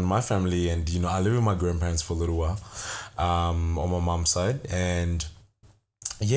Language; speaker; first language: English; non-native, local second language; Shona